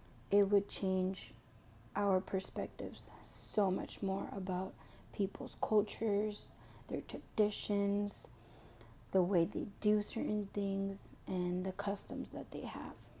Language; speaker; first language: English; early bilingual, other home language; Spanish